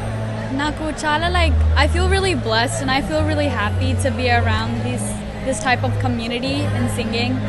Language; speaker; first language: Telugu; early bilingual, heritage; Telugu